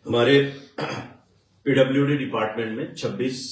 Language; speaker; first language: Hindi; non-native, local second language; Bangla